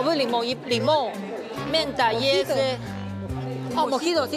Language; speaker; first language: Spanish; non-native, learner; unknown